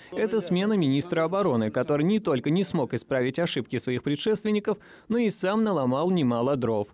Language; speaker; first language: Russian; non-native, local second language; Azerbaijani